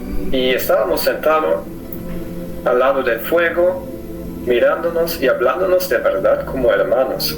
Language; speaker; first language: Spanish; non-native, fluent; German